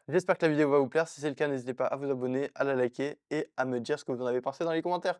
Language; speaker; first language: French; native; French